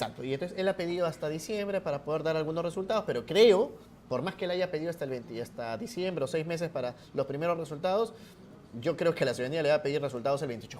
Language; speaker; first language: Spanish; native; Spanish